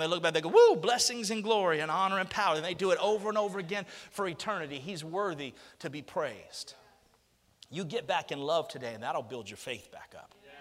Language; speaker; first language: English; native; English